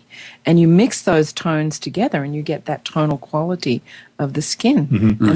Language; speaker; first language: English; native; English